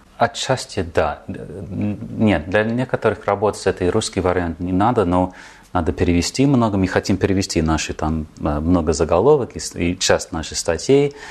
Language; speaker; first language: Russian; non-native, fluent; English